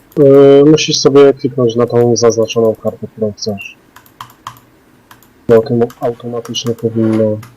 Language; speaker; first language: Polish; native; Polish